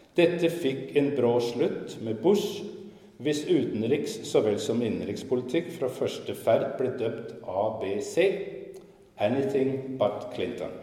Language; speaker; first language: Norwegian; native; Norwegian